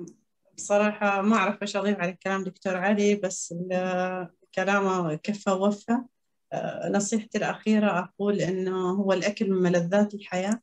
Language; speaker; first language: Arabic; native; Arabic